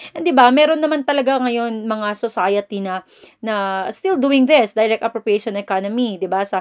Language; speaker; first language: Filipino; non-native, local second language; Iloko